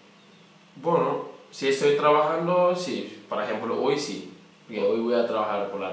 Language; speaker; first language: Spanish; non-native, learner; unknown